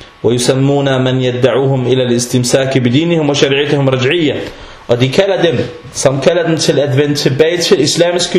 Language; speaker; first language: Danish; non-native, fluent; Arabic